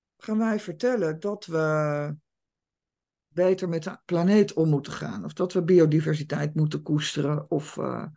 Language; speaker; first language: Dutch; native; Dutch